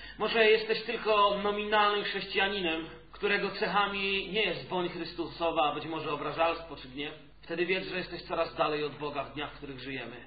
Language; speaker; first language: Polish; native; Polish